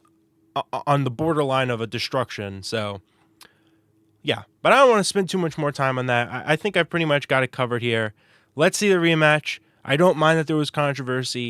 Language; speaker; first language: English; native; English